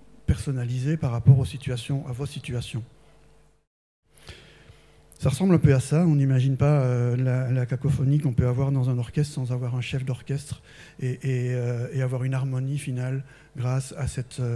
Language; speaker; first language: French; native; French